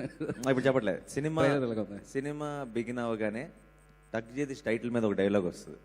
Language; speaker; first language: Telugu; native; Telugu